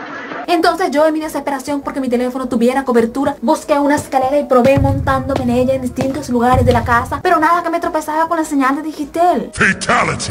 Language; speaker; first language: Spanish; native; Spanish